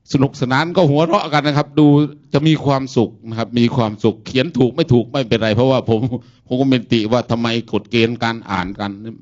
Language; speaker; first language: Thai; non-native, local second language; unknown